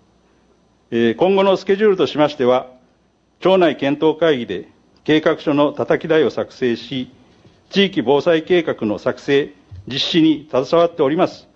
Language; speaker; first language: Japanese; native; Japanese